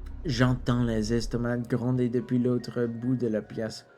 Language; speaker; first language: French; non-native, local second language; English